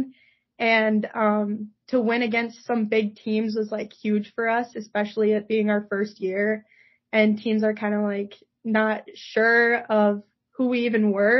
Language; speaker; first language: English; native; English